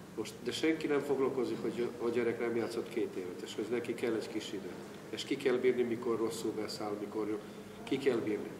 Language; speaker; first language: Hungarian; non-native, fluent; Serbian